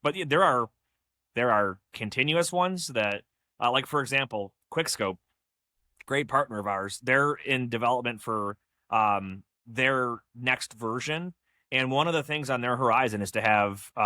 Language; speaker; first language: English; native; English